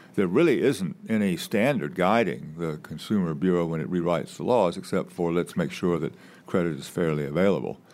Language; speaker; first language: English; native; English